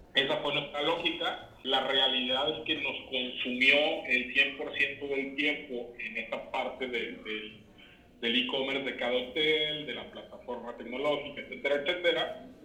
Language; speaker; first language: Spanish; native; Spanish